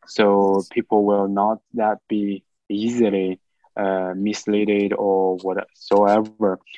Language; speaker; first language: English; non-native, fluent; Chinese